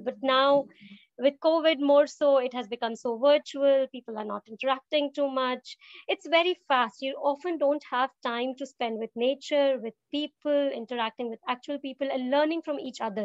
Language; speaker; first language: English; non-native, local second language; Hindi